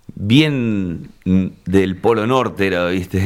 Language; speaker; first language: Spanish; native; Spanish